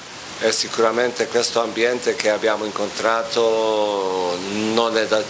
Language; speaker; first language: Italian; non-native, fluent; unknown